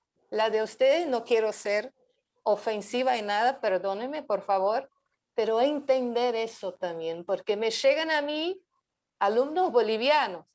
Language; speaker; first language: Spanish; non-native, fluent; Portuguese